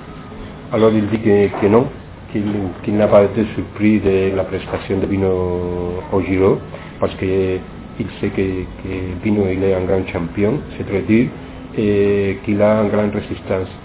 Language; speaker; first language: French; non-native, fluent; Spanish